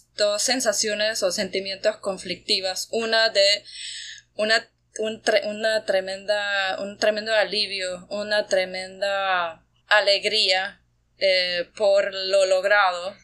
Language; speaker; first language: Spanish; non-native, fluent; German